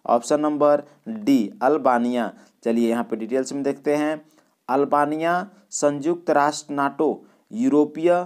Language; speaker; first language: Hindi; native; Hindi